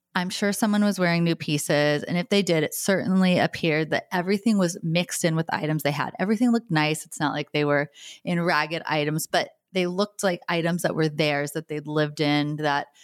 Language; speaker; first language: English; native; English